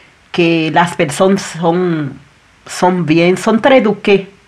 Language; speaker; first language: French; non-native, learner; Spanish